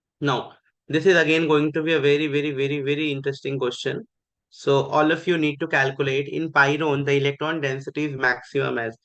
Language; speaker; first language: English; non-native, local second language; Hindi